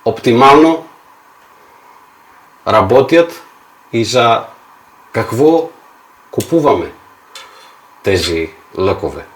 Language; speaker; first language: Bulgarian; non-native, fluent; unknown